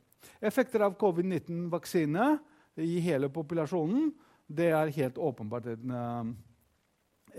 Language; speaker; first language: Norwegian; non-native, fluent; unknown